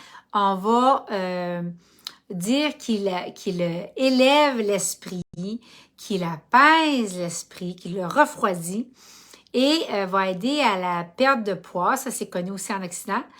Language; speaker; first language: French; native; French